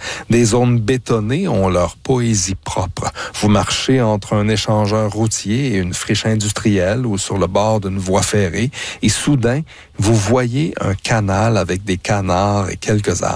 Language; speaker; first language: French; native; French